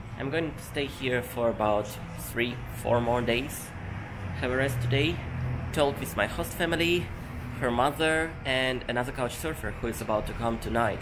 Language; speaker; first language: English; non-native, fluent; Russian